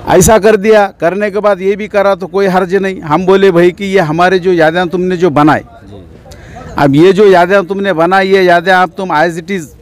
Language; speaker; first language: Hindi; non-native, local second language; Urdu